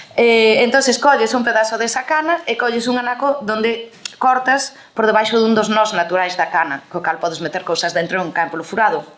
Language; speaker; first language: Galician; native; Galician